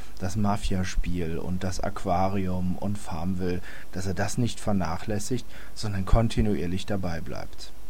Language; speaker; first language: German; native; German